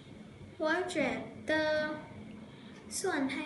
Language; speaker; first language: Chinese; non-native, learner; Thai